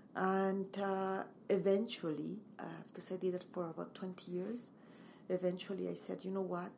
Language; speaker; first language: English; non-native, fluent; Spanish